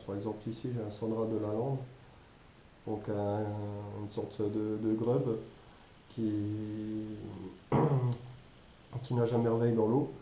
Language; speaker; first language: French; native; French